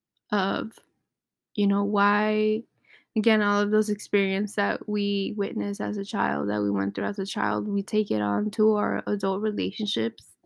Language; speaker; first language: English; early bilingual, other home language; Spanish